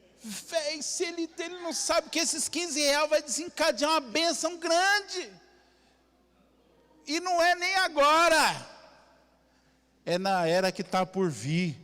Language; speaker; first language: Portuguese; native; Portuguese